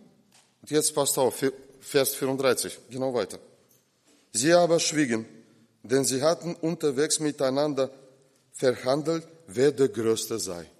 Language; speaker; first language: German; non-native, fluent; Russian